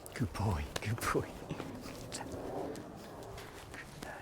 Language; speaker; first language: English; native; English